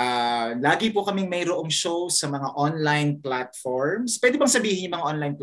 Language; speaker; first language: Filipino; native; Filipino